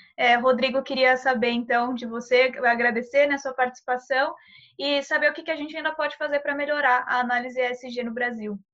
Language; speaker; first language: Portuguese; native; Portuguese